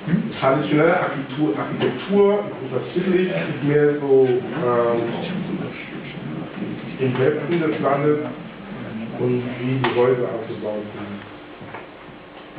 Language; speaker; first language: German; non-native, fluent; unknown